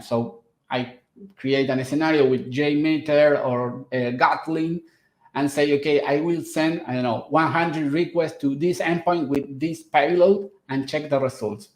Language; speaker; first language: English; non-native, fluent; Spanish